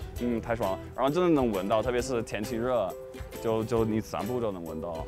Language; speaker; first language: Chinese; non-native, fluent; English